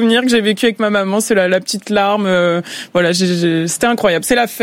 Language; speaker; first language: French; native; French